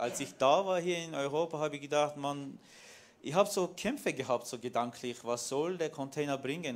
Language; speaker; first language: German; non-native, fluent; Armenian